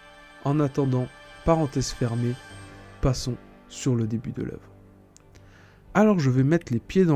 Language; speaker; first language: French; native; French